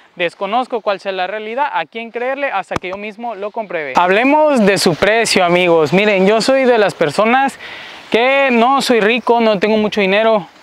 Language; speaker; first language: Spanish; native; Spanish